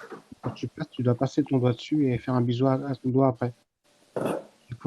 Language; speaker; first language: French; native; French